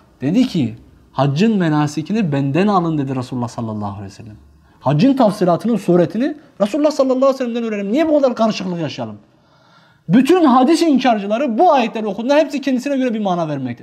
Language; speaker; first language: Turkish; native; Turkish